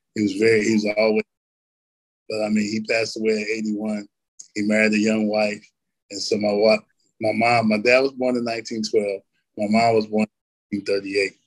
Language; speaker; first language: English; native; English